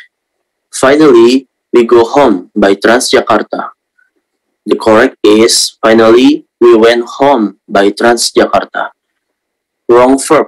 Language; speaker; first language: English; non-native, learner; Indonesian